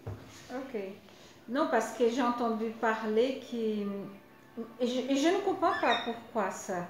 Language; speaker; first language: French; non-native, fluent; Portuguese